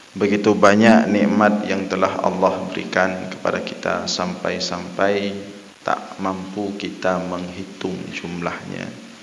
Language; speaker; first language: Malay; non-native, local second language; Achinese